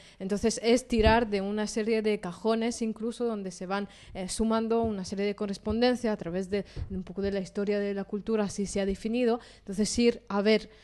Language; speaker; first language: Spanish; non-native, fluent; Italian